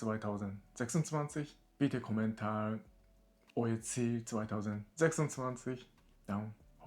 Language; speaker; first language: German; non-native, learner; Japanese